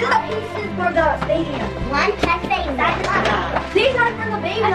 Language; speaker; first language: English; early bilingual, other home language; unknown